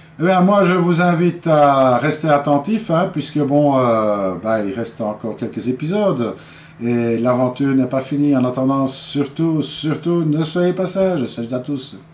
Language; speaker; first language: French; native; French